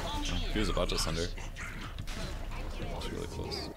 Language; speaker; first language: English; native; English